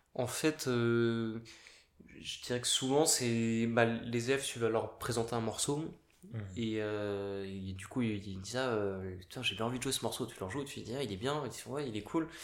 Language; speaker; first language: French; native; French